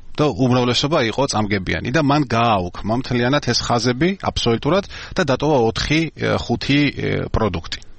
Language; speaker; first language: Georgian; native; Georgian